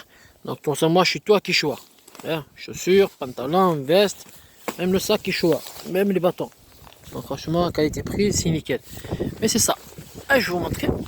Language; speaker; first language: French; native; French